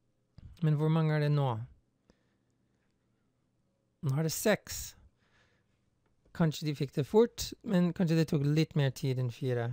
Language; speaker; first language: Norwegian; non-native, fluent; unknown